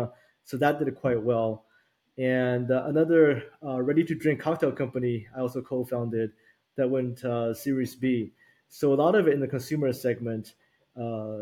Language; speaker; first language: English; early bilingual, other home language; Chinese